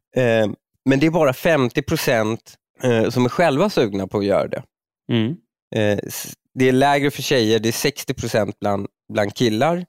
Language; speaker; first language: Swedish; early bilingual, other home language; Persian